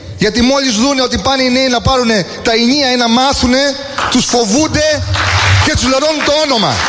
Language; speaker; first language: Greek; early bilingual, heritage; Greek